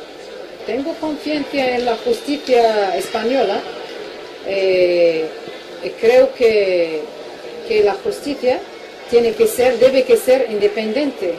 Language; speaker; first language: Spanish; non-native, local second language; Arabic